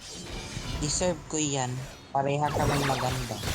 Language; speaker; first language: Filipino; native; Filipino